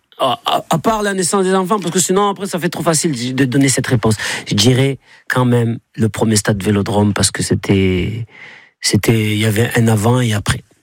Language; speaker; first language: French; native; French